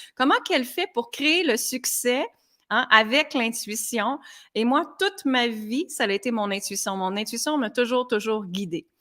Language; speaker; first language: French; native; French